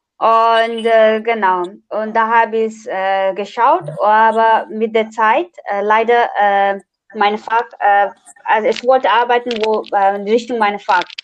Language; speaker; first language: German; non-native, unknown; Nepali